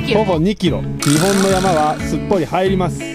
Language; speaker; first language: Japanese; native; Japanese